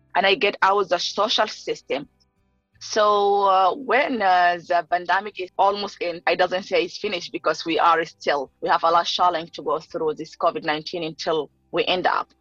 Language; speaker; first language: English; non-native, learner; Arabic